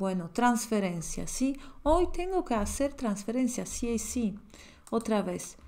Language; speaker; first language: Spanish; non-native, fluent; Polish